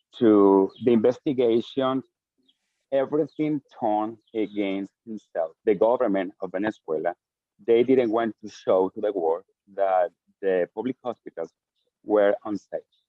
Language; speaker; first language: English; non-native, fluent; Spanish